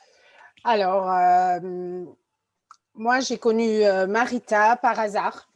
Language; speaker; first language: French; non-native, fluent; Portuguese